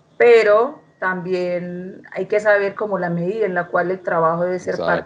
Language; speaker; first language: Spanish; native; Spanish